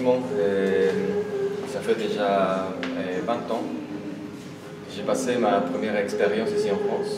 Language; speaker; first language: French; non-native, fluent; Spanish